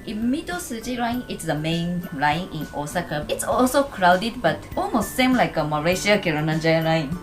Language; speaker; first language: English; non-native, fluent; Japanese